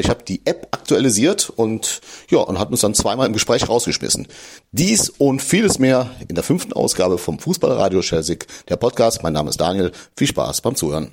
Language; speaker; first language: German; native; German